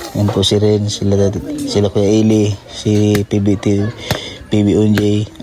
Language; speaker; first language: Filipino; non-native, local second language; Cebuano